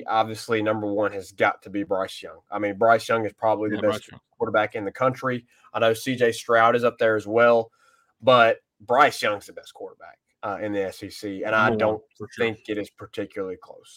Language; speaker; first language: English; native; English